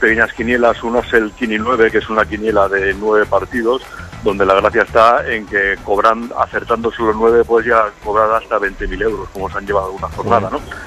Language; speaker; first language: Spanish; native; Spanish